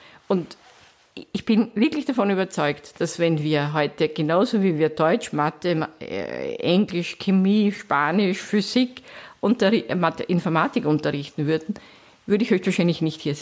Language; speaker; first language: German; native; German